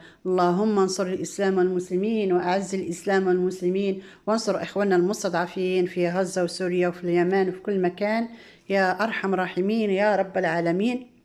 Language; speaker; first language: Arabic; native; Arabic